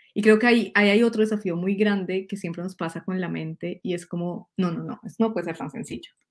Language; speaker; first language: Spanish; native; Spanish